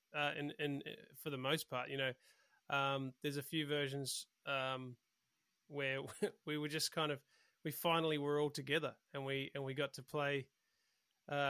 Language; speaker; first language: English; native; English